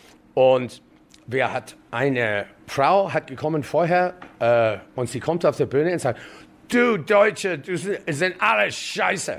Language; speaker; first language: German; non-native, learner; English